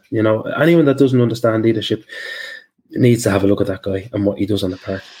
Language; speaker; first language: English; native; English